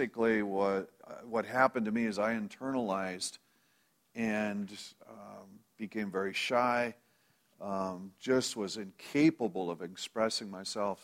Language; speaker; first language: English; native; English